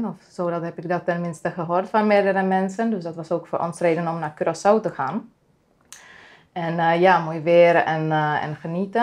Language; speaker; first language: Dutch; non-native, fluent; Czech